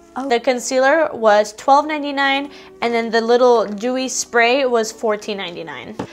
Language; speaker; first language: English; native; English